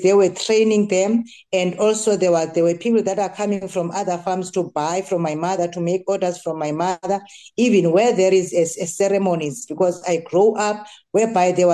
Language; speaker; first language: English; non-native, local second language; Xhosa